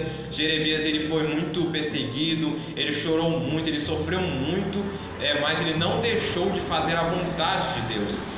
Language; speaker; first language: Portuguese; native; Portuguese